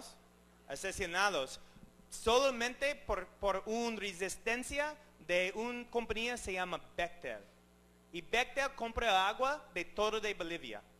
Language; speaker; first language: Spanish; non-native, learner; English